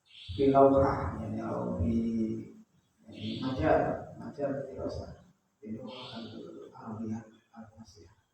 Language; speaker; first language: Arabic; non-native, fluent; Indonesian